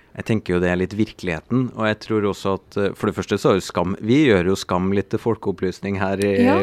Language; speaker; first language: Norwegian; native; Norwegian